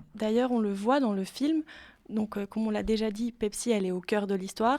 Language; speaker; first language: French; native; French